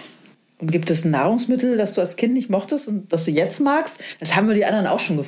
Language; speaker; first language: German; native; German